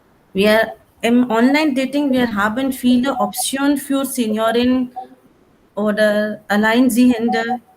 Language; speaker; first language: German; non-native, learner; Hindi